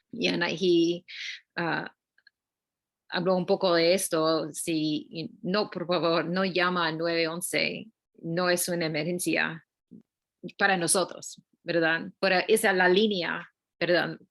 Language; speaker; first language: Spanish; non-native, learner; English